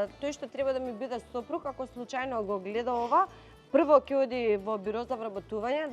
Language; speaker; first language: Macedonian; native; Macedonian